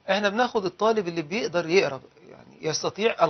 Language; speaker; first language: Arabic; native; Arabic